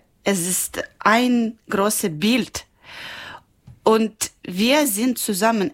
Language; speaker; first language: German; non-native, learner; Ukrainian